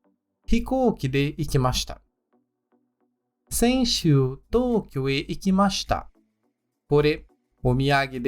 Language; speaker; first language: Japanese; non-native, learner; Portuguese